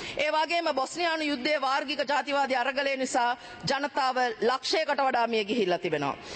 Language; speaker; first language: Sinhala; non-native, local second language; Tamil